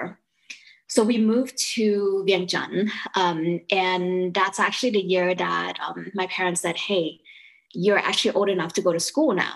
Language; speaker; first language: English; early bilingual, other home language; Lao